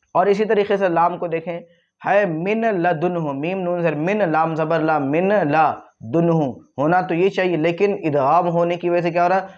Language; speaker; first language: Urdu; native; Urdu